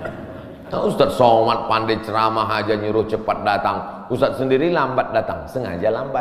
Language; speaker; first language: Malay; native; Malay